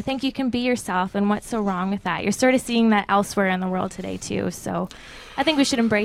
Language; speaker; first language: English; native; English